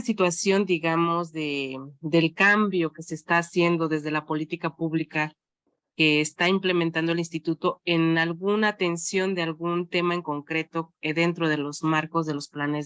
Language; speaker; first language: Spanish; native; Spanish